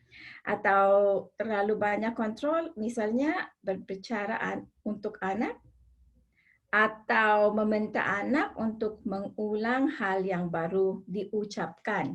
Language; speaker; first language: Indonesian; non-native, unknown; English